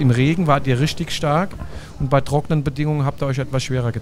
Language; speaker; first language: German; native; German